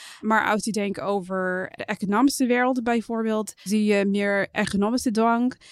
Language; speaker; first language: Dutch; non-native, fluent; English